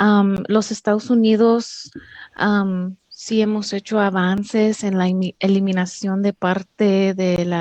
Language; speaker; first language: Spanish; early bilingual, heritage; English